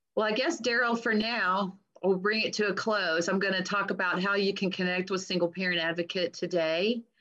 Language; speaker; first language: English; native; English